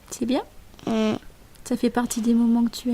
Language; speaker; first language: French; native; French